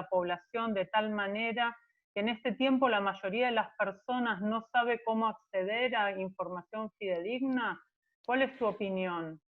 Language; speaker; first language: Spanish; native; Spanish